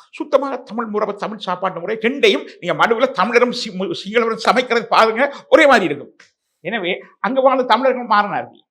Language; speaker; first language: Tamil; native; Tamil